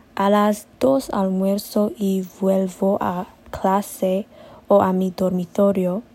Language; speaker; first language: Spanish; non-native, learner; Amharic